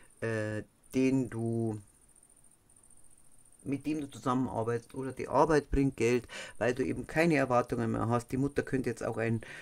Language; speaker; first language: German; native; German